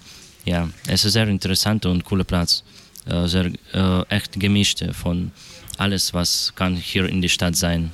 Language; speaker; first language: German; non-native, learner; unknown